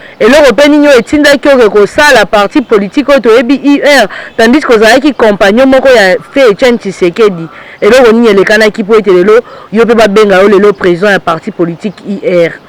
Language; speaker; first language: Lingala; native; Lingala